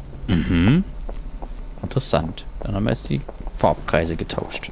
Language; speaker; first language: German; native; German